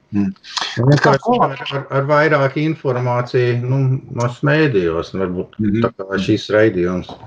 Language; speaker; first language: Latvian; early bilingual, heritage; Latvian